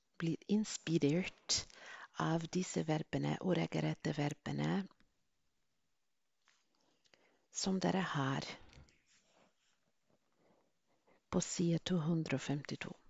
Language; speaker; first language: Norwegian; non-native, fluent; Spanish